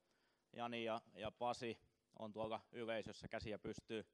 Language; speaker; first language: Finnish; native; Finnish